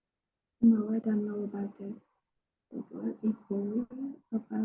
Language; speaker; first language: English; non-native, learner; Khmer